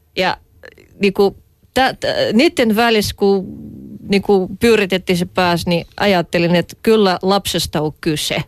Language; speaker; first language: Finnish; non-native, fluent; Russian